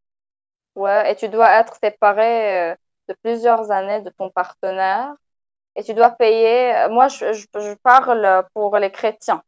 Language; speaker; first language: French; non-native, local second language; Arabic